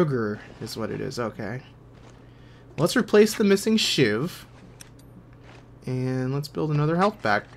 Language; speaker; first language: English; native; English